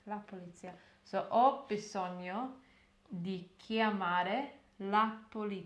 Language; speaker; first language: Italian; non-native, learner; English